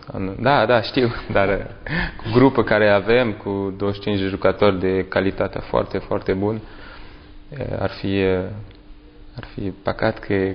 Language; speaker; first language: Romanian; non-native, learner; French